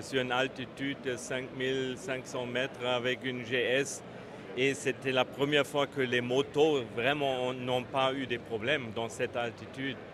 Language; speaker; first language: French; non-native, fluent; German